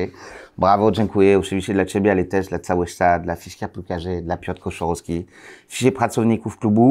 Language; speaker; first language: Polish; non-native, learner; French